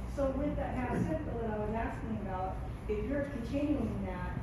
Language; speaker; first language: English; native; English